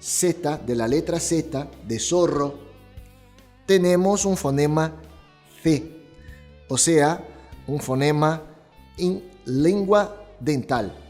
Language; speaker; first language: Spanish; non-native, fluent; Portuguese